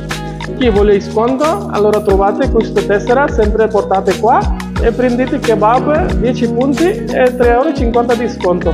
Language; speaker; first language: Italian; non-native, learner; Bangla